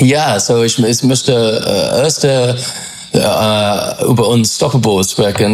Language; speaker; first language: German; non-native, learner; English